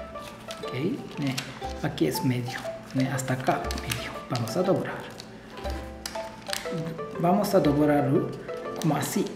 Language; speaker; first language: Spanish; non-native, learner; Japanese